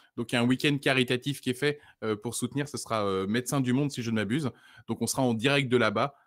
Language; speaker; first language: French; native; French